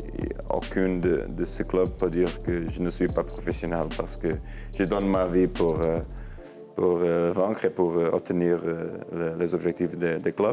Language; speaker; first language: French; non-native, learner; Portuguese